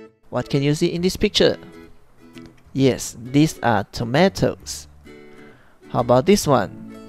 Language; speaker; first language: English; non-native, local second language; Chinese